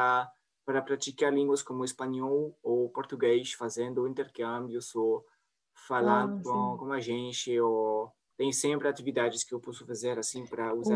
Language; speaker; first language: Portuguese; non-native, fluent; French